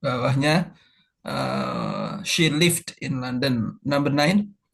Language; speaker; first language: English; non-native, fluent; Indonesian